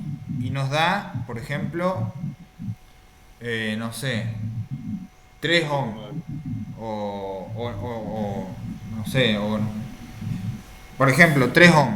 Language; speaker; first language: Spanish; native; Spanish